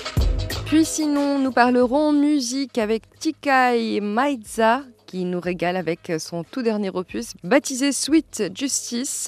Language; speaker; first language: French; non-native, local second language; Arabic